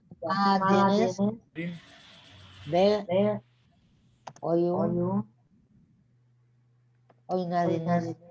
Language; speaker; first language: Turkish; non-native, learner; Spanish